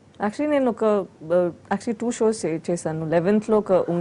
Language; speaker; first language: Telugu; non-native, fluent; Tamil